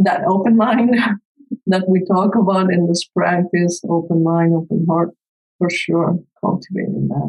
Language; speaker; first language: English; non-native, fluent; Spanish